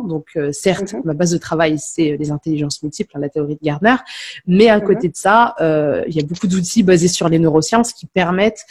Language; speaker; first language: French; native; French